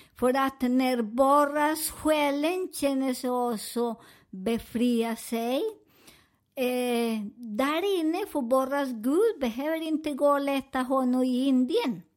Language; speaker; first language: Swedish; non-native, learner; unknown